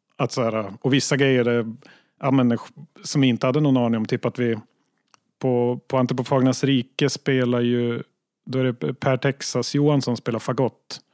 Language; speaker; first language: Swedish; native; Swedish